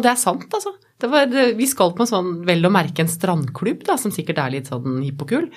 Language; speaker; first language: Norwegian; native; Norwegian